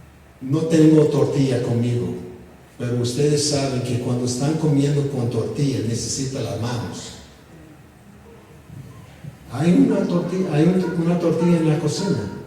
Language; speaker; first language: Spanish; non-native, fluent; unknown